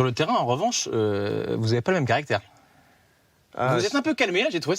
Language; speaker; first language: French; native; French